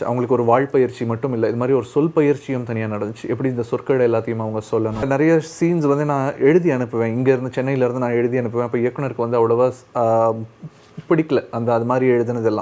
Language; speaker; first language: Tamil; native; Tamil